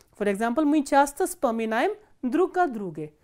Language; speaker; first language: Russian; non-native, fluent; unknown